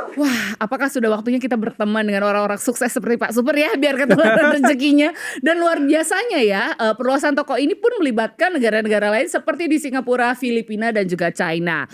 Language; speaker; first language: Indonesian; native; Indonesian